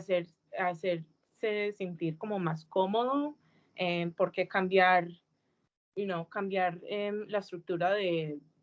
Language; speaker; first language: Spanish; early bilingual, heritage; English